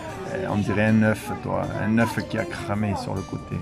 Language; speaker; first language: French; native; French